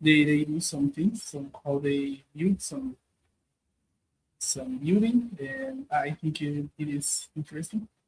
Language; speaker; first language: English; non-native, learner; Portuguese